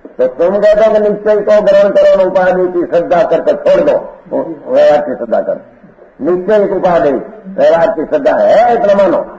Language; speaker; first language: Hindi; non-native, local second language; Gujarati